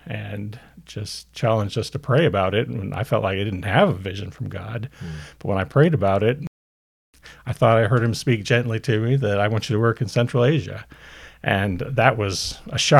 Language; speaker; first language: English; native; English